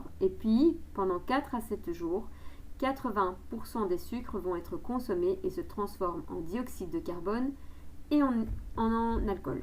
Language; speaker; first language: French; native; French